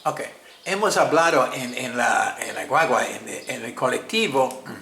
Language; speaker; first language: Spanish; non-native, fluent; English